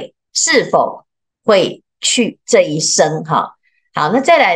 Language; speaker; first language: Chinese; native; Chinese